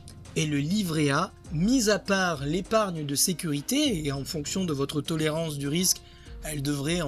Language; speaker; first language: French; native; French